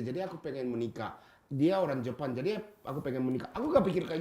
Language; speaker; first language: Indonesian; non-native, fluent; Japanese